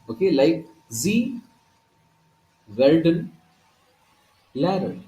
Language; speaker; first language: German; non-native, fluent; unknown